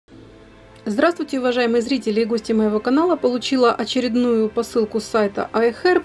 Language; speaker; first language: Russian; native; Russian